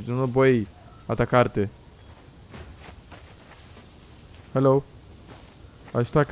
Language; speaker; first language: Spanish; non-native, learner; Portuguese